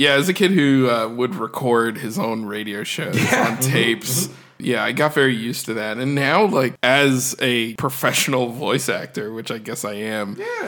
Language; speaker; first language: English; native; English